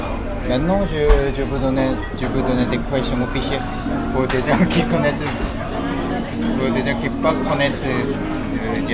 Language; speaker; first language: French; non-native, learner; Korean